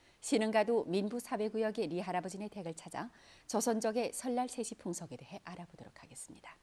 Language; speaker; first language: Korean; native; Korean